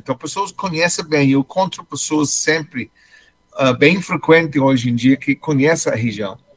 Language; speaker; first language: Portuguese; non-native, fluent; English